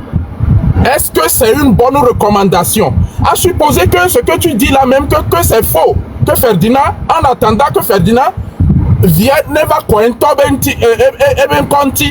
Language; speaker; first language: French; non-native, local second language; Ewe